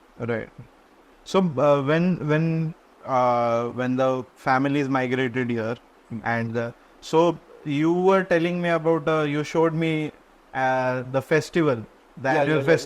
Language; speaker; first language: English; non-native, local second language; Konkani